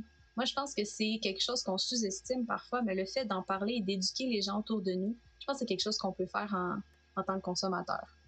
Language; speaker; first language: French; native; French